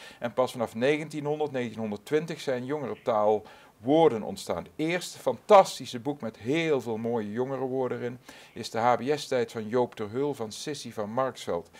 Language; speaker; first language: Dutch; native; Dutch